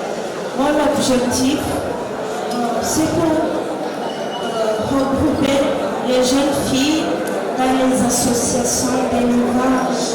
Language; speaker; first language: French; non-native, local second language; Rundi